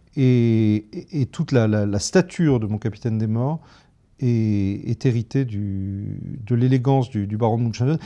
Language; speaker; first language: French; native; French